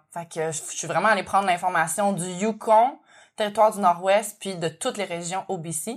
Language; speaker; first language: French; native; French